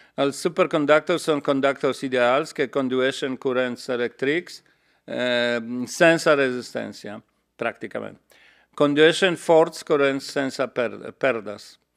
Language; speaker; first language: Catalan; non-native, learner; Polish